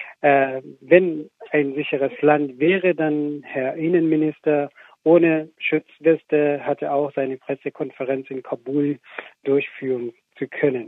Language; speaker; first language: German; non-native, fluent; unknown